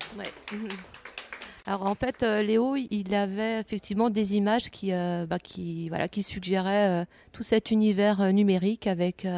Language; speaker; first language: French; native; French